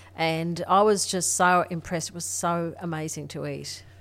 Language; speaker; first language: English; native; English